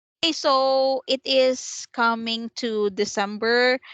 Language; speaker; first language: English; non-native, fluent; Vietnamese